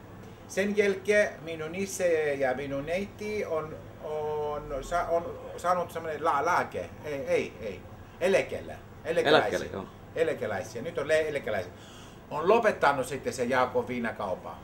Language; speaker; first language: Finnish; non-native, learner; Greek